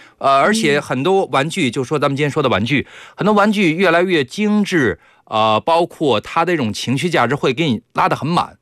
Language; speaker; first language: Chinese; native; Chinese